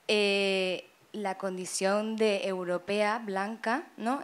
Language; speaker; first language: Spanish; native; Spanish